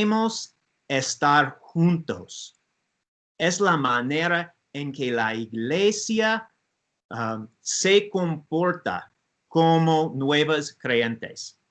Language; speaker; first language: Spanish; non-native, learner; English